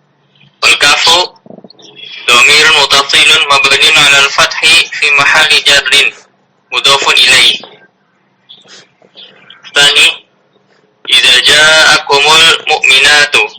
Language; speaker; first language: Arabic; non-native, fluent; Indonesian